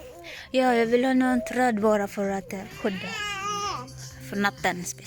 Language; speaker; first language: Swedish; non-native, learner; Filipino